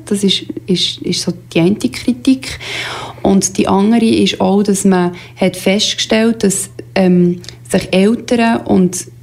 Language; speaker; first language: German; native; German